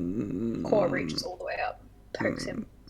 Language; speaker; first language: English; native; English